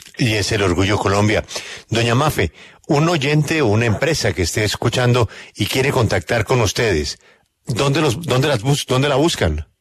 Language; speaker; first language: Spanish; native; Spanish